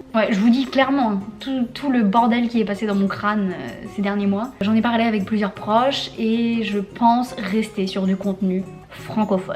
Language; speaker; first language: French; native; French